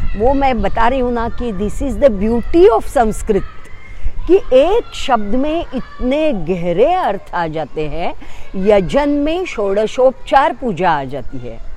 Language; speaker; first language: Hindi; non-native, local second language; Marathi